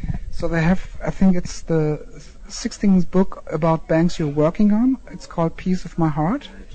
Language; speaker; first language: English; non-native, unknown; German